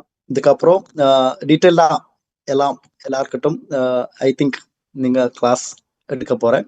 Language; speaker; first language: Tamil; non-native, learner; Malayalam